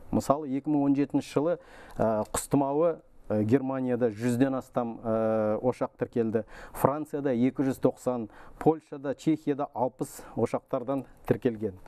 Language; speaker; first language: Kazakh; native; Kazakh